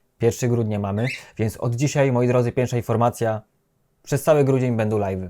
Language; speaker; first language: Polish; native; Polish